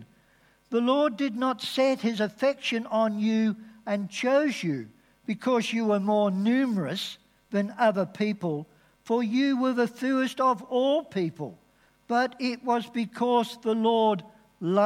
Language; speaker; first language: English; native; English